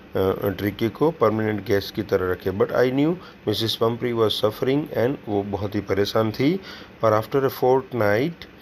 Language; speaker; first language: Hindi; non-native, local second language; Gujarati